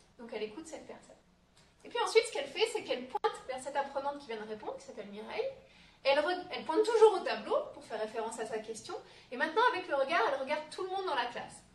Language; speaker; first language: French; native; French